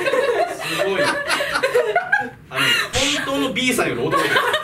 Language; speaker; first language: Japanese; native; Japanese